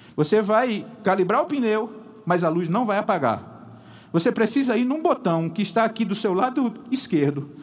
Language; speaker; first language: Portuguese; native; Portuguese